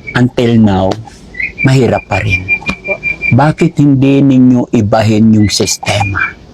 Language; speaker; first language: Filipino; non-native, local second language; Pangasinan